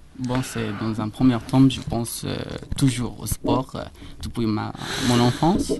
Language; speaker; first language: French; non-native, fluent; Arabic